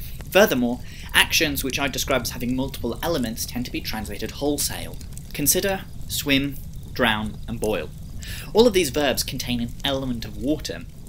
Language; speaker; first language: English; early bilingual, other home language; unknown